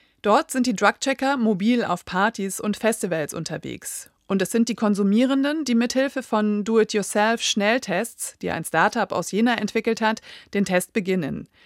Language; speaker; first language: German; native; German